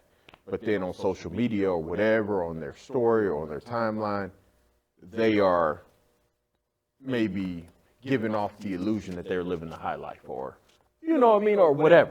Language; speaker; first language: English; native; English